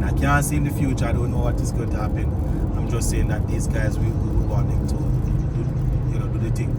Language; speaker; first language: English; native; English